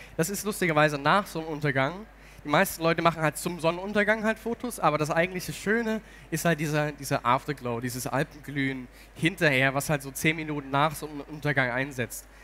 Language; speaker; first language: German; native; German